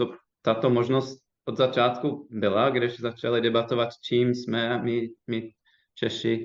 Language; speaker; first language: Czech; non-native, fluent; English